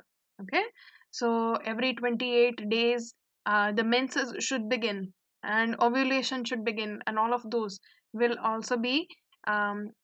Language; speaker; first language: English; non-native, local second language; Hindi